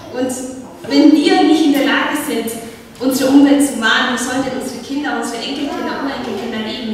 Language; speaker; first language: German; non-native, fluent; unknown